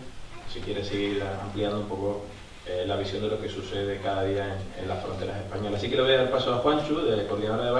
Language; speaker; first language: Spanish; native; Spanish